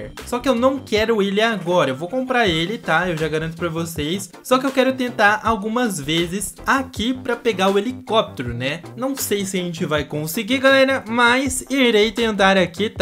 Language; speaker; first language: Portuguese; native; Portuguese